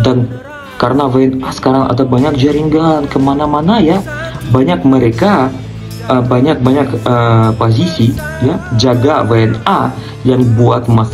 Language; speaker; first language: Indonesian; non-native, learner; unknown